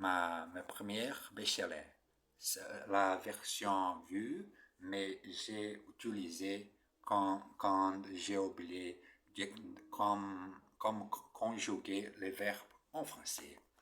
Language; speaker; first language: French; non-native, learner; Portuguese